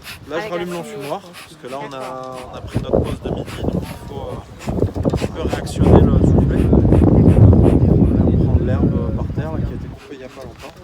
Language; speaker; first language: French; native; French